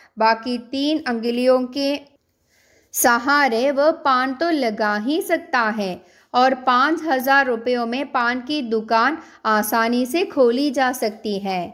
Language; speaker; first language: Hindi; non-native, local second language; Malayalam